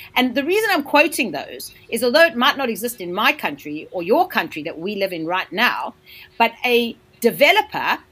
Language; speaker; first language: English; native; English